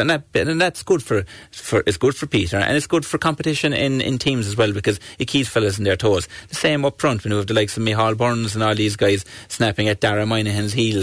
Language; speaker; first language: English; native; English